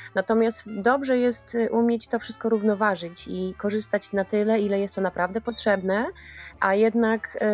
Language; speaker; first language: Polish; native; Polish